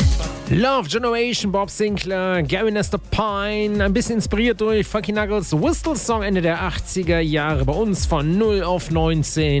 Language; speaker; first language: German; native; German